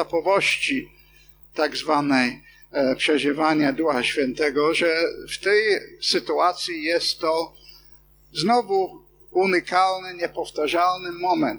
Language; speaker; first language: Polish; non-native, fluent; English